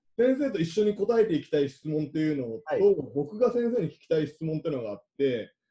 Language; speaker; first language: Japanese; native; Japanese